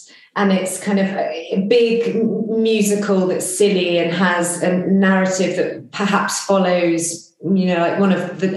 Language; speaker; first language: English; native; English